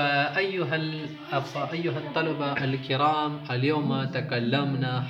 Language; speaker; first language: Arabic; non-native, fluent; Urdu